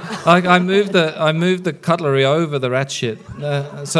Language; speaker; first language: English; early bilingual, other home language; Icelandic